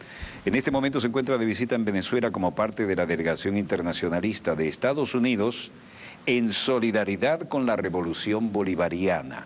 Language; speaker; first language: Spanish; native; Spanish